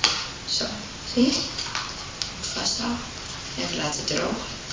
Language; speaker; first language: Dutch; native; Dutch